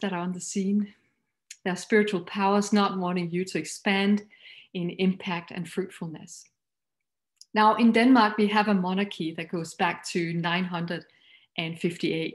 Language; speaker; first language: English; non-native, fluent; Danish